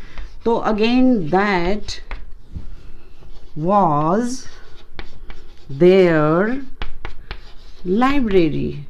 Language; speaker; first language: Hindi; native; Hindi